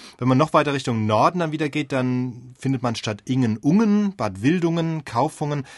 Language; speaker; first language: German; native; German